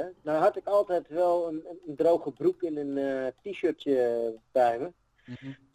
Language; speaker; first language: Dutch; native; Dutch